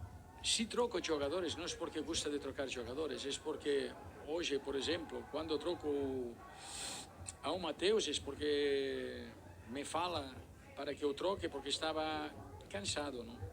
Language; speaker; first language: Portuguese; non-native, learner; Spanish